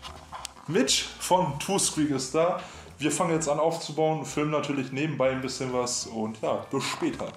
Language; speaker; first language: German; native; German